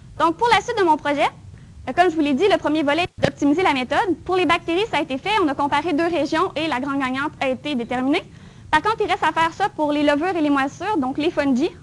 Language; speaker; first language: French; native; French